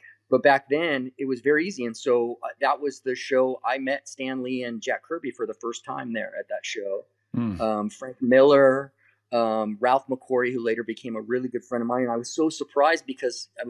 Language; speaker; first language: English; native; English